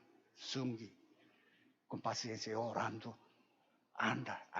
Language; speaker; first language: Portuguese; non-native, learner; Korean